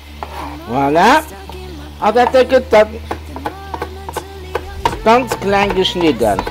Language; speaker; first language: German; non-native, learner; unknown